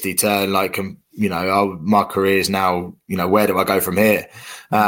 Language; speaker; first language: English; native; English